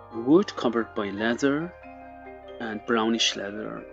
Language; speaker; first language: English; non-native, fluent; Persian